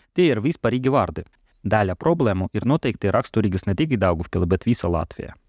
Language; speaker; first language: Latvian; non-native, local second language; Russian